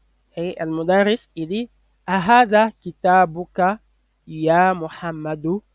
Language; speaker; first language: Arabic; non-native, fluent; French